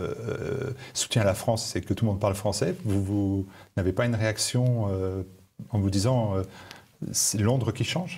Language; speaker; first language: French; native; French